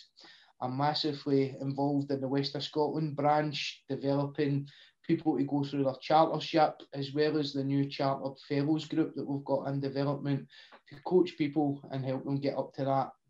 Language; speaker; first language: English; native; English